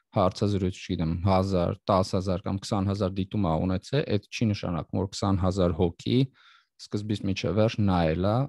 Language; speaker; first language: Armenian; native; Armenian